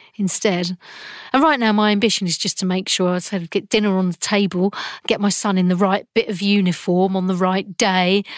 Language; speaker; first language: English; native; English